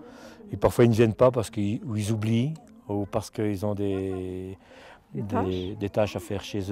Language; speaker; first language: French; native; French